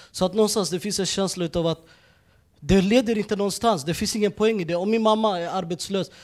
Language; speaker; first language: Swedish; early bilingual, other home language; Somali